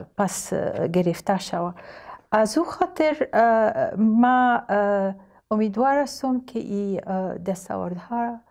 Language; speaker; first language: Persian; non-native, learner; Arabic